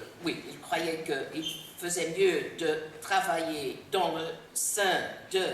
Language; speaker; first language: French; non-native, fluent; Dutch